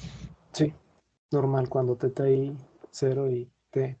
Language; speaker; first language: Spanish; native; Spanish